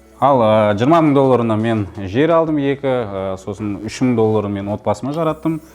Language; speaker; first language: Kazakh; early bilingual, heritage; Kazakh